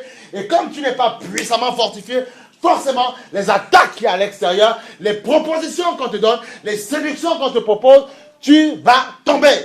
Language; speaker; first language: French; native; French